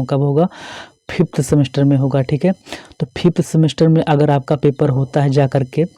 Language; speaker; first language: Hindi; native; Hindi